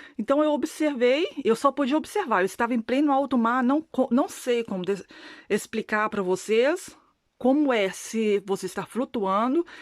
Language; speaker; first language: Portuguese; non-native, learner; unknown